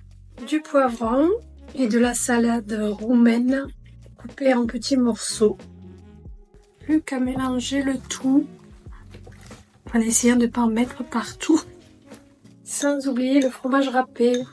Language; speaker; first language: French; native; French